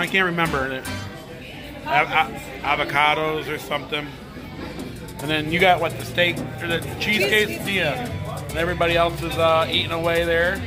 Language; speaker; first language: English; native; English